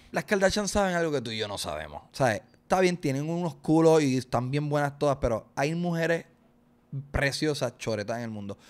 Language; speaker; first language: Spanish; native; Spanish